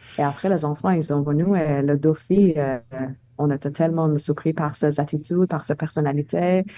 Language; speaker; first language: French; non-native, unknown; Persian